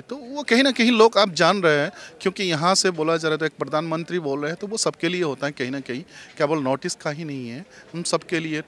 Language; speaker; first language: Hindi; non-native, local second language; Chakma